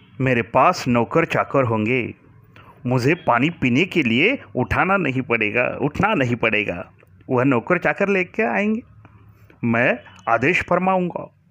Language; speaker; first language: Hindi; non-native, local second language; Marathi